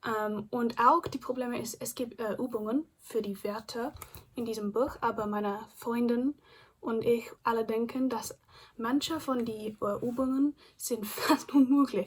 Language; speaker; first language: German; non-native, learner; English